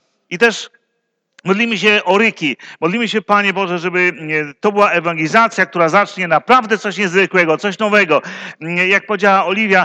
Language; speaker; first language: Polish; native; Polish